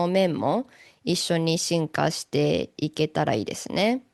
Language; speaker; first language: Japanese; native; Japanese